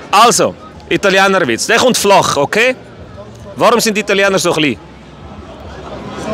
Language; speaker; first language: German; native; German